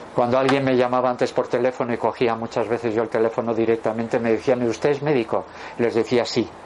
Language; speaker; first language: Spanish; native; Spanish